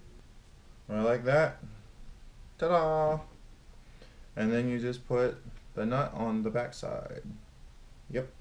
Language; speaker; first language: English; native; English